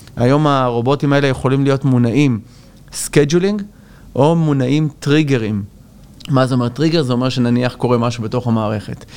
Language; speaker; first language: Hebrew; native; Hebrew